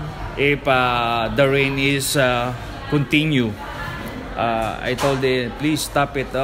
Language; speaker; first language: English; non-native, local second language; Filipino